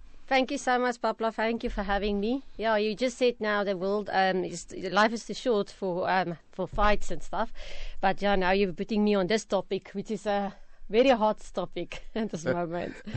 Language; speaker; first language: English; non-native, local second language; Afrikaans